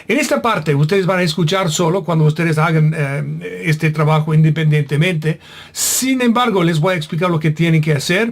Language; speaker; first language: Spanish; non-native, fluent; English